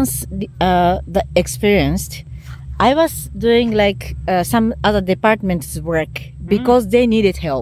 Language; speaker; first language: English; non-native, learner; Japanese